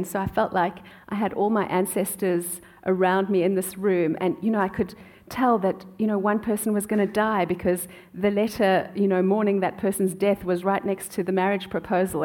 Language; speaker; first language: English; native; English